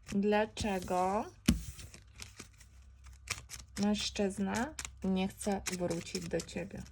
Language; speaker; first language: Polish; non-native, fluent; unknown